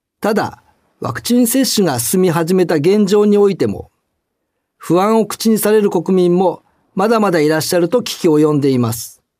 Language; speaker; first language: Japanese; native; Japanese